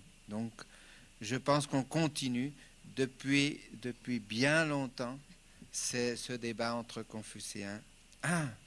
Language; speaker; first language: French; non-native, fluent; Spanish